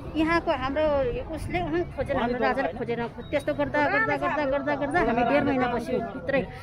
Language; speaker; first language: Nepali; non-native, local second language; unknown